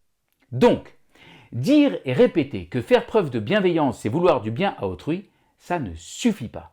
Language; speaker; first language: French; native; French